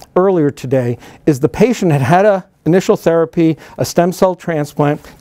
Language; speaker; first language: English; native; English